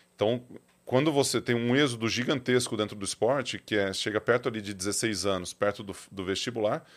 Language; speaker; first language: Portuguese; native; Portuguese